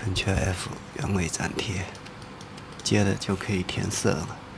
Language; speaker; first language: Chinese; native; Chinese